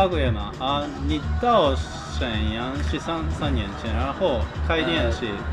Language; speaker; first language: Chinese; non-native, fluent; Japanese